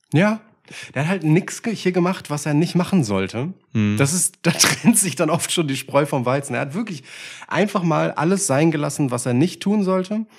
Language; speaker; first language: German; early bilingual, other home language; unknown